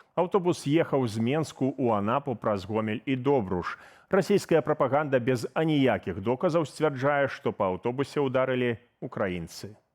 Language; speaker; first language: Belarusian; native; Belarusian